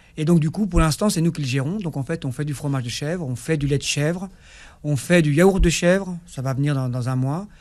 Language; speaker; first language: French; non-native, local second language; Kabyle